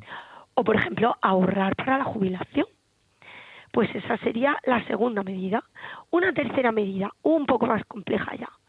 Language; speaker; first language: Spanish; native; Spanish